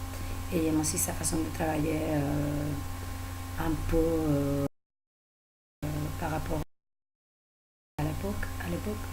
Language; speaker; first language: French; non-native, learner; Spanish